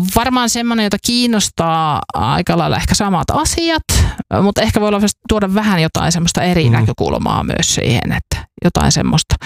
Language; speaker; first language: Finnish; native; Finnish